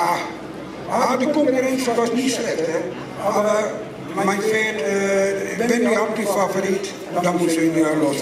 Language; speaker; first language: German; non-native, learner; Dutch